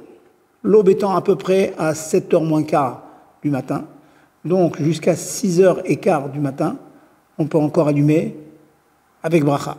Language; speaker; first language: French; native; French